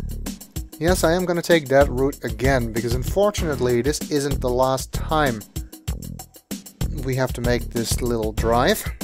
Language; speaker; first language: English; native; English